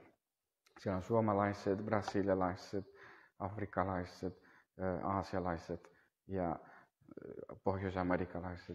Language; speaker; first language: Finnish; non-native, fluent; Spanish